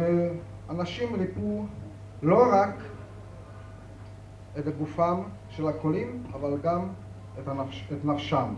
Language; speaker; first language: Hebrew; non-native, fluent; Czech